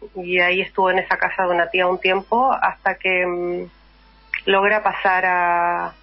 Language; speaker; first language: Spanish; native; Spanish